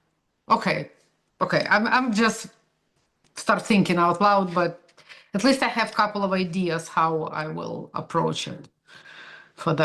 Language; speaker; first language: English; non-native, fluent; Russian